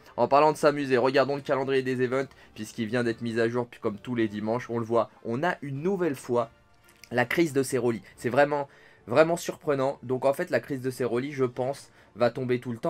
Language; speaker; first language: French; native; French